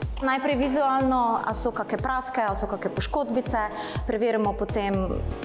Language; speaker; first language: Slovenian; native; Slovenian